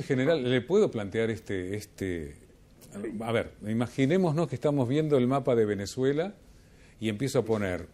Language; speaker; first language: Spanish; native; Spanish